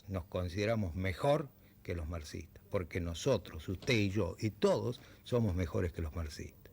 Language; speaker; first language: Spanish; native; Spanish